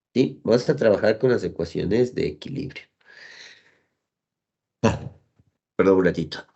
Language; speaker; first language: Spanish; native; Spanish